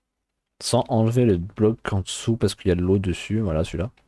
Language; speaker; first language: French; native; French